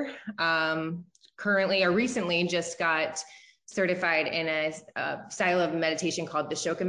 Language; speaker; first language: English; native; English